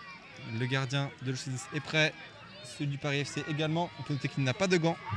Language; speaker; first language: French; native; French